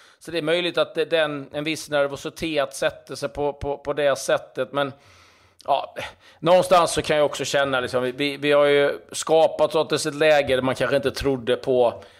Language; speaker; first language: Swedish; native; Swedish